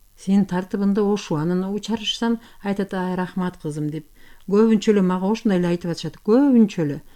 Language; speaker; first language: Kyrgyz; non-native, local second language; Turkish